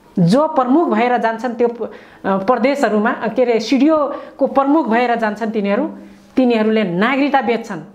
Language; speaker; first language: Nepali; non-native, local second language; Rana Tharu